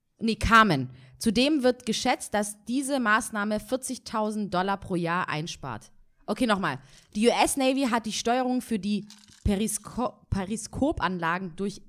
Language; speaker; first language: German; native; German